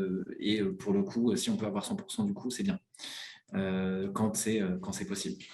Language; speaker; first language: French; native; French